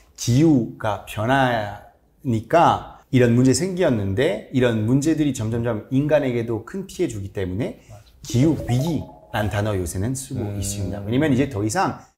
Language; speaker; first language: Korean; non-native, fluent; French